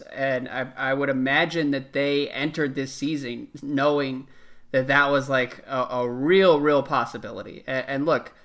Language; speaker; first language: English; native; English